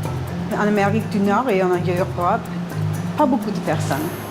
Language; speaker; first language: French; non-native, fluent; English